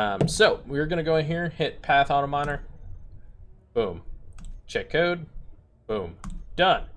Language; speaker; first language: English; native; English